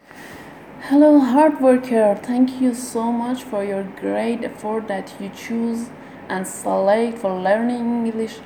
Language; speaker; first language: English; non-native, learner; Persian